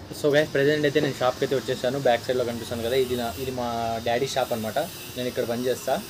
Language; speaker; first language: Telugu; non-native, local second language; Urdu